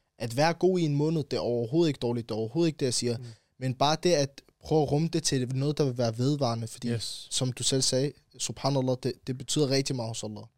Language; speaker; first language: Danish; early bilingual, other home language; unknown